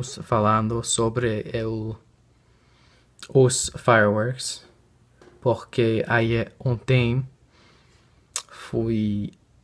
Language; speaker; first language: Portuguese; non-native, learner; English